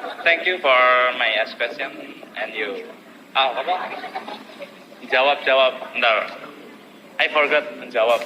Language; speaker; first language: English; non-native, learner; Indonesian